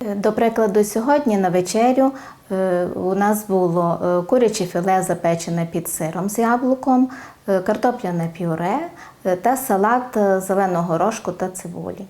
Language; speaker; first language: Ukrainian; native; Ukrainian